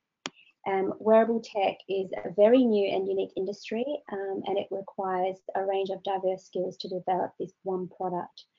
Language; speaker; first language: English; native; English